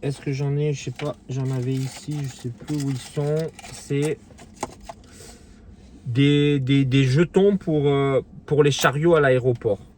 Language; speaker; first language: French; native; French